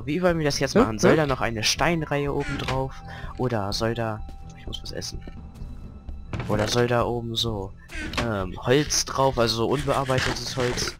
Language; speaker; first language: German; native; German